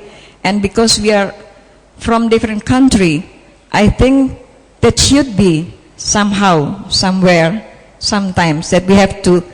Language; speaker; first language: English; non-native, fluent; Indonesian